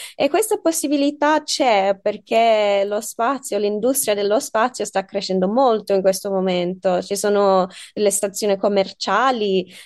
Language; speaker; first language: Italian; non-native, fluent; English